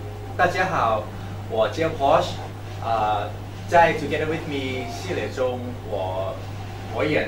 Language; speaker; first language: Chinese; non-native, learner; Thai